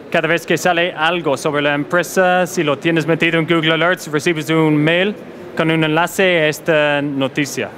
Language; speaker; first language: Spanish; non-native, fluent; English